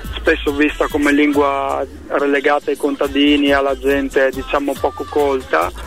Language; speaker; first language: Italian; non-native, local second language; Friulian